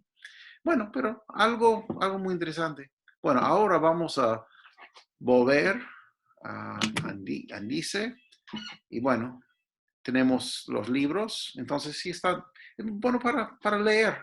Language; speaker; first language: Spanish; non-native, fluent; English